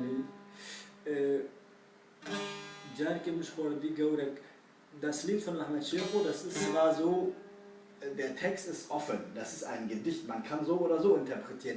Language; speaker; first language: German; non-native, fluent; Kurdish